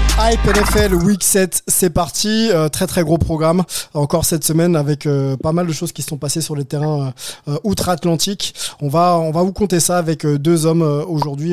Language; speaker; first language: French; native; French